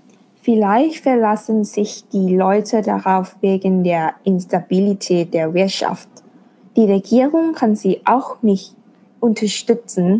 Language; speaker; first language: German; non-native, fluent; Thai